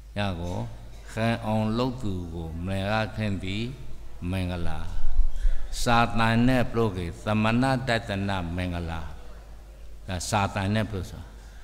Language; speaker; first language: Burmese; native; Burmese